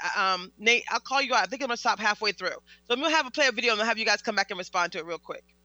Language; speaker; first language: English; native; English